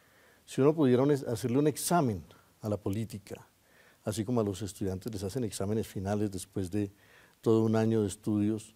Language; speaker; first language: Spanish; native; Spanish